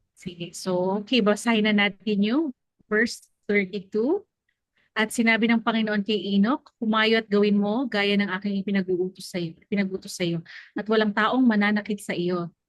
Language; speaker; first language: Filipino; native; Filipino